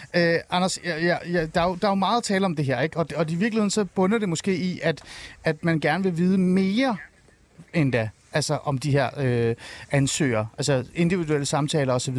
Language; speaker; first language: Danish; early bilingual, other home language; Persian